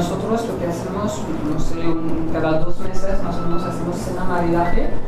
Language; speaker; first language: Spanish; non-native, fluent; French